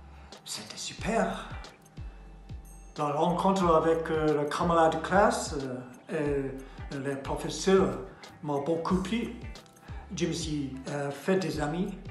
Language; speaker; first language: French; non-native, learner; Japanese